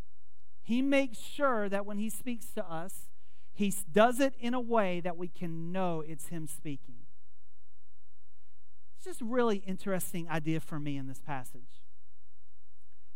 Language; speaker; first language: English; native; English